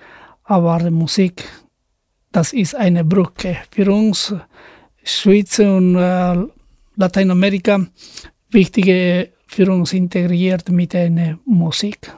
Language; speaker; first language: German; non-native, learner; Spanish